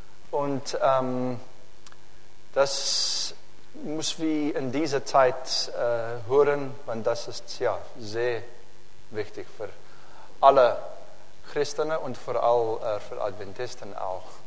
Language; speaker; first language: German; non-native, learner; English